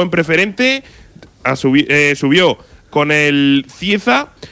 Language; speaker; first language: Spanish; native; Spanish